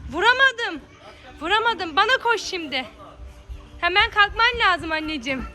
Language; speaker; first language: Turkish; native; Turkish